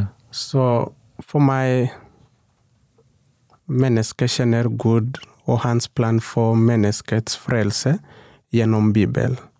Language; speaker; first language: Norwegian; non-native, local second language; Swahili